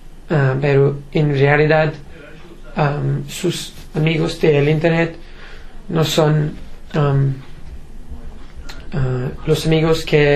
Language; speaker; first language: Spanish; non-native, learner; English